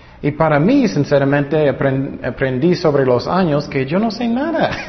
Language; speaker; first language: Spanish; non-native, fluent; English